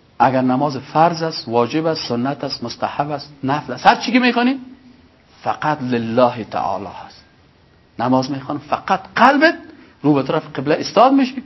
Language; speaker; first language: Persian; native; Persian